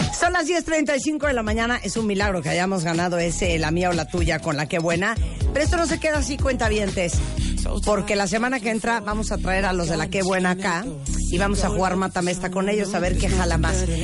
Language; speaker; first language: Spanish; native; Spanish